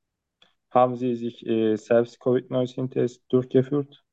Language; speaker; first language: German; non-native, learner; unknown